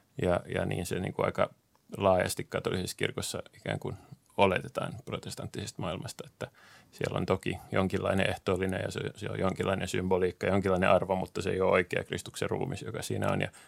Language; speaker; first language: Finnish; native; Finnish